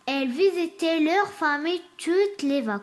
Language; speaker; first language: French; non-native, learner; Arabic